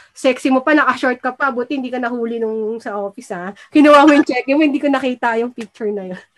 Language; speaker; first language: Filipino; native; Filipino